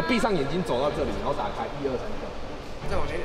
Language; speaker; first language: Chinese; native; Chinese